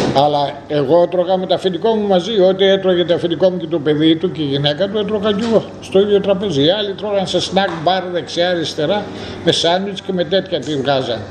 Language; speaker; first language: Greek; native; Greek